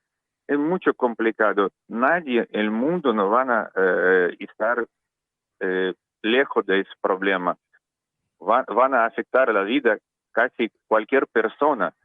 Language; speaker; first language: Spanish; non-native, learner; Russian